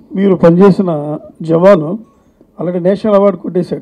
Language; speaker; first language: Telugu; native; Telugu